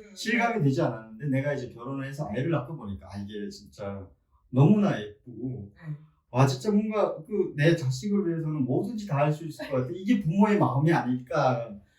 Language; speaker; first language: Korean; native; Korean